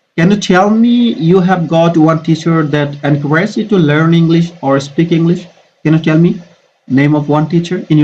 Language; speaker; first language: English; non-native, fluent; Bangla